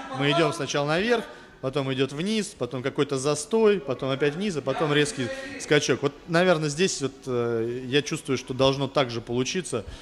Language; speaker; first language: Russian; native; Russian